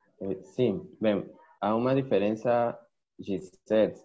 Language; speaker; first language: Portuguese; non-native, learner; Spanish